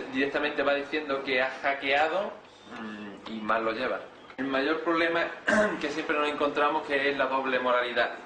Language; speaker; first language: Spanish; native; Spanish